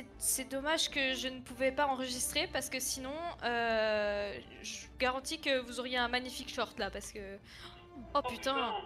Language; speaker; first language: French; native; French